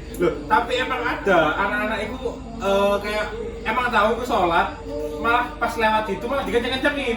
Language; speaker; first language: Indonesian; native; Indonesian